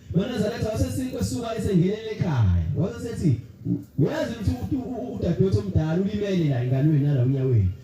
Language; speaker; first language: Zulu; native; Zulu